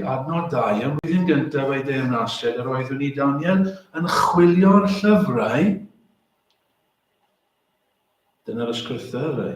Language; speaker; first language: Welsh; native; Welsh